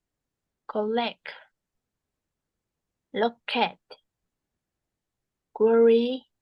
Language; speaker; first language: English; non-native, learner; Vietnamese